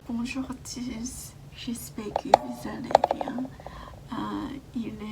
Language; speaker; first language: French; non-native, learner; Japanese